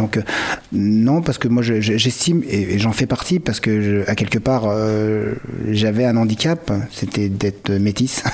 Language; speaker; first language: French; early bilingual, other home language; Malagasy